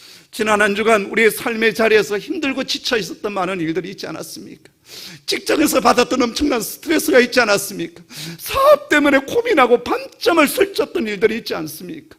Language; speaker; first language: Korean; native; Korean